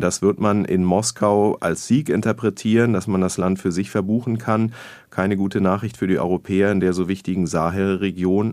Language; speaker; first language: German; native; German